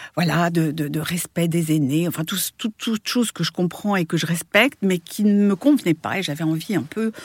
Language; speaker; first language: French; native; French